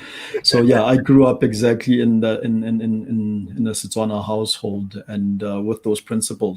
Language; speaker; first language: English; non-native, local second language; Tswana